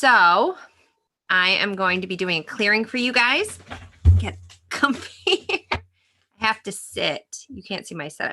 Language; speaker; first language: English; native; English